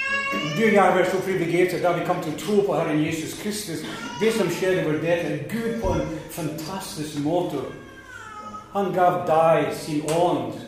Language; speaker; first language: Norwegian; non-native, fluent; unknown